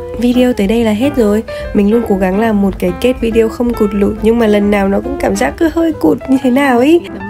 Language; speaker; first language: Vietnamese; native; Vietnamese